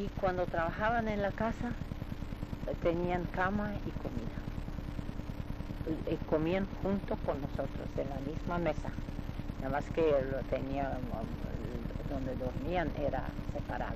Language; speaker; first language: Spanish; early bilingual, other home language; Russian